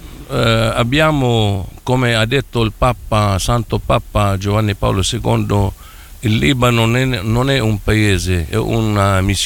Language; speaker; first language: Italian; non-native, fluent; Arabic